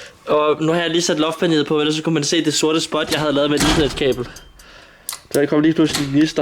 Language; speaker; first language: Danish; native; Danish